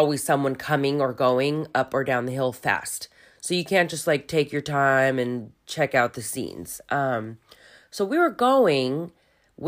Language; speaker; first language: English; native; English